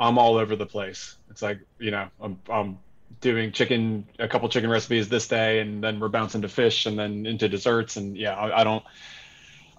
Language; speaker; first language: English; native; English